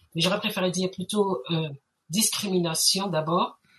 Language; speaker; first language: French; native; French